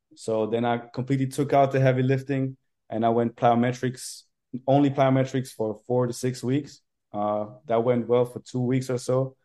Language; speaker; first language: English; non-native, fluent; German